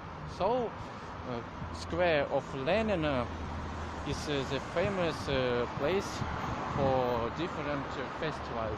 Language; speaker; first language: English; non-native, learner; Russian